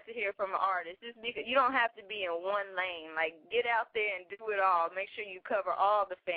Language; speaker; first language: English; native; English